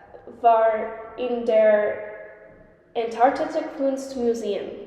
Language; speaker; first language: German; non-native, learner; English